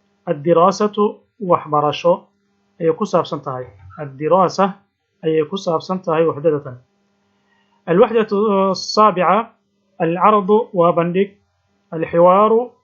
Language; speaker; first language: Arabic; non-native, fluent; Somali